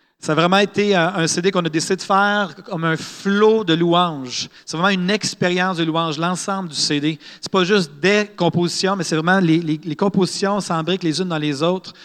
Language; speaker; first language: French; native; French